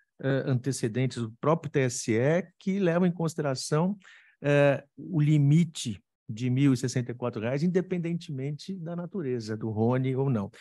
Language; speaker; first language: Portuguese; native; Portuguese